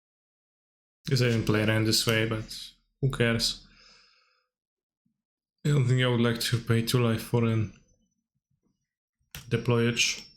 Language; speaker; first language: English; non-native, fluent; Polish